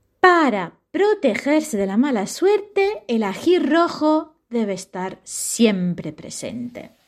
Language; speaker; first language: Spanish; non-native, fluent; Italian